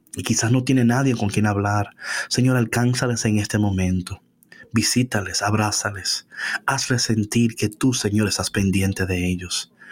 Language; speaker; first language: Spanish; early bilingual, heritage; Spanish